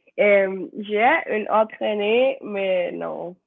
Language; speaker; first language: French; non-native, learner; Spanish